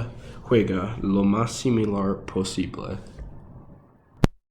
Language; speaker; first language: Spanish; non-native, learner; English